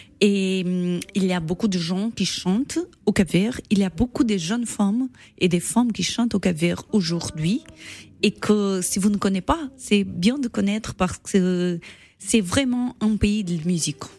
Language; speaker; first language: French; non-native, learner; Portuguese